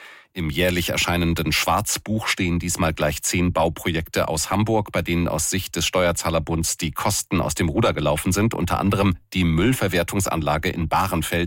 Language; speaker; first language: German; native; German